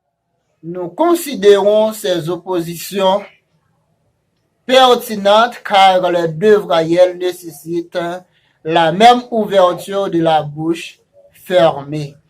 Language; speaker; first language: French; non-native, fluent; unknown